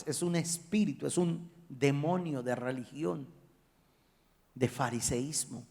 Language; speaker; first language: Spanish; native; Spanish